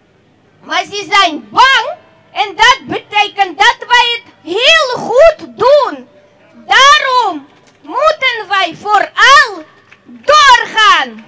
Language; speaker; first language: Dutch; non-native, fluent; Russian